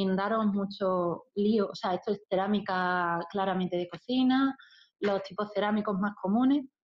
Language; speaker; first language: Spanish; native; Spanish